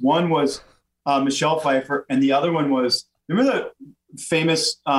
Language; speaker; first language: English; native; English